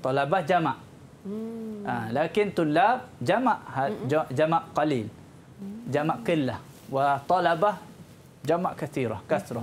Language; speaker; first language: Arabic; non-native, fluent; Malay